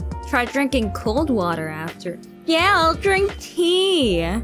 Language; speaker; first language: English; native; English